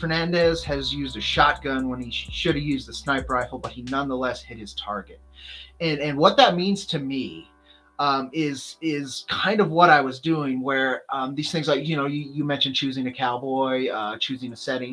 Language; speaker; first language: English; native; English